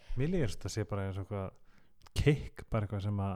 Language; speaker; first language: Icelandic; native; Icelandic